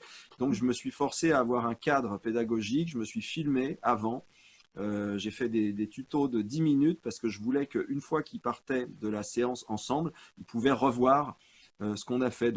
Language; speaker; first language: French; native; French